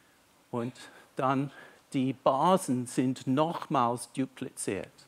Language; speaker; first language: German; non-native, fluent; English